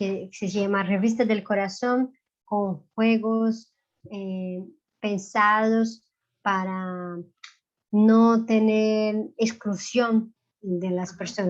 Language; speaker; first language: Spanish; non-native, fluent; Portuguese